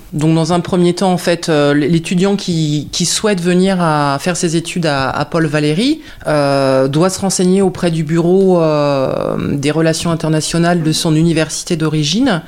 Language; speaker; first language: French; native; French